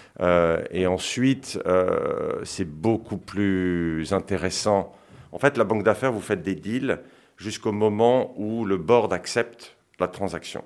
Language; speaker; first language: French; early bilingual, other home language; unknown